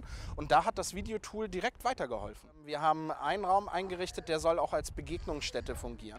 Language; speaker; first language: German; native; German